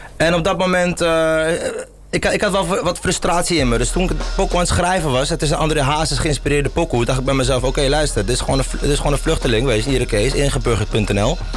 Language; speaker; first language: Dutch; early bilingual, other home language; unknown